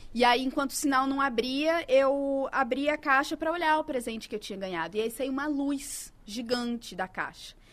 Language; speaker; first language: Portuguese; native; Portuguese